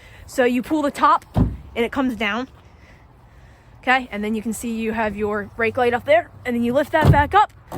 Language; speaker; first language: English; native; English